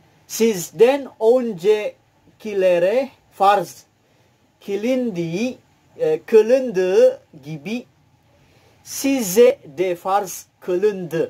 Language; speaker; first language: Turkish; non-native, learner; Indonesian